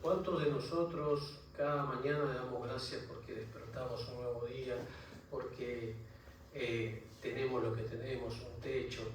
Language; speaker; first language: Spanish; native; Spanish